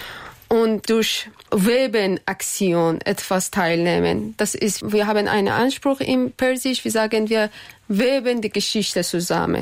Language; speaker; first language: German; non-native, learner; Persian